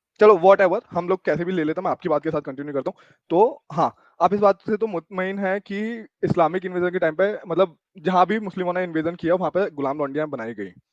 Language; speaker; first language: Hindi; native; Hindi